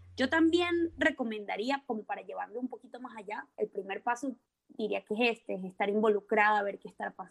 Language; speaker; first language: Spanish; native; Spanish